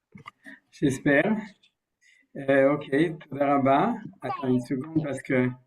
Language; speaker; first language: French; native; French